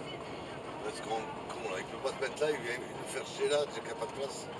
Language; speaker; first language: French; native; French